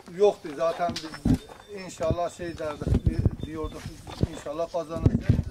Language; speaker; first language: Turkish; non-native, local second language; Kurdish